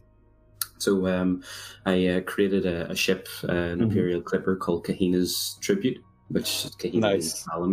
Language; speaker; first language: English; native; English